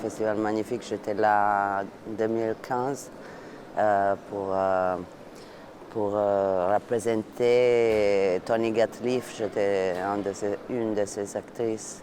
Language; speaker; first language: French; non-native, fluent; Italian